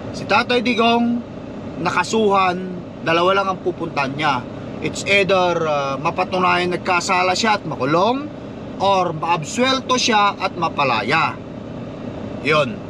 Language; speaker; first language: Filipino; non-native, local second language; Iloko